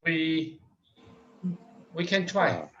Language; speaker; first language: English; non-native, learner; Chinese